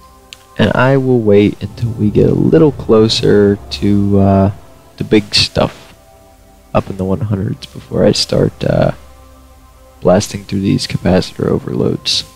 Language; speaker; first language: English; native; English